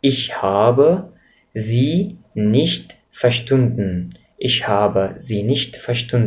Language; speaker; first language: German; non-native, fluent; Arabic